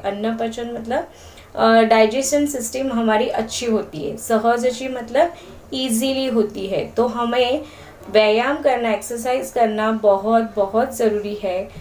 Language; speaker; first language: Hindi; non-native, local second language; Marathi